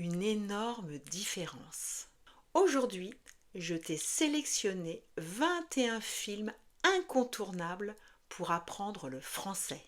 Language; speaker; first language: French; native; French